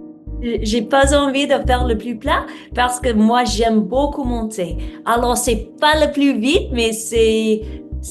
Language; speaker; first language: French; non-native, learner; English